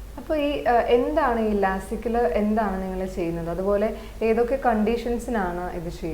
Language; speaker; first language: Malayalam; native; Malayalam